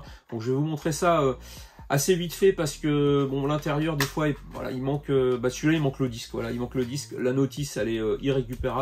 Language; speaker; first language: French; native; French